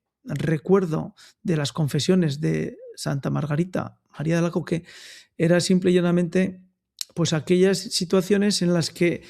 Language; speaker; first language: Spanish; native; Spanish